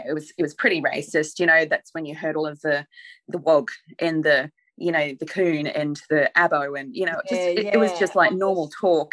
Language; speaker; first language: English; native; English